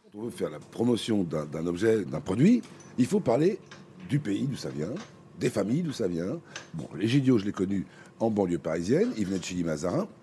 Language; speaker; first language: French; native; French